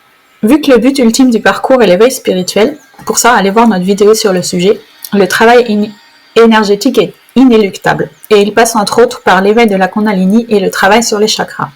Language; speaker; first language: French; native; French